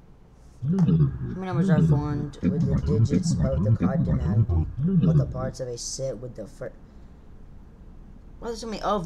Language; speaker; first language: English; native; English